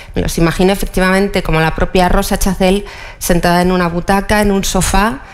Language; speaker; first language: Spanish; native; Spanish